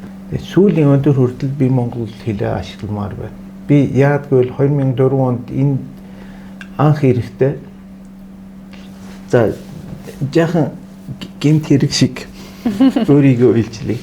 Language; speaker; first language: Mongolian; non-native, fluent; Turkish